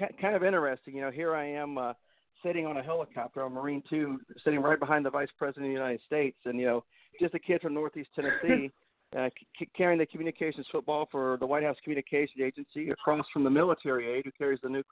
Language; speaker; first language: English; native; English